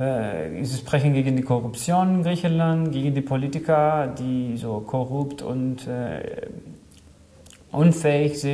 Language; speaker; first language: German; non-native, fluent; Greek